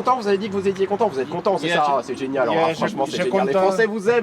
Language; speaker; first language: French; native; French